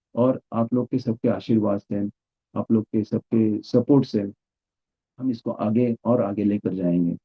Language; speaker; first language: Hindi; non-native, local second language; Marathi